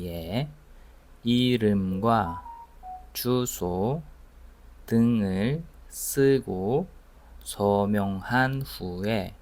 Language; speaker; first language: Korean; non-native, fluent; Russian